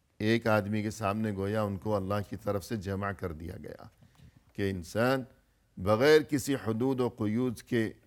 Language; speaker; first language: Urdu; native; Urdu